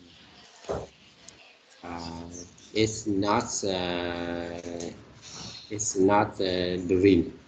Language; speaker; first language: English; non-native, learner; Vietnamese